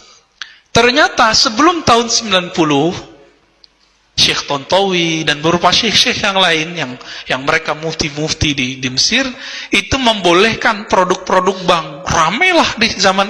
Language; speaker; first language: Indonesian; native; Indonesian